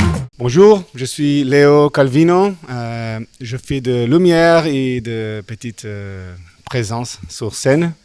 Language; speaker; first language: French; non-native, learner; Portuguese